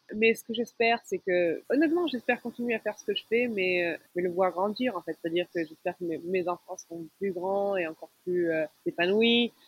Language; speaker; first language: French; non-native, local second language; Arabic